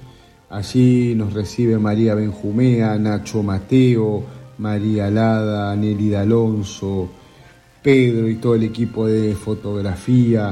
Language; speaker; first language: Spanish; native; Spanish